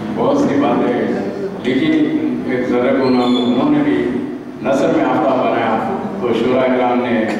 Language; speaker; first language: Urdu; native; Urdu